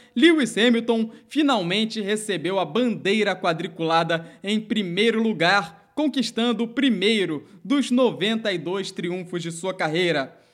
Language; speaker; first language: Portuguese; native; Portuguese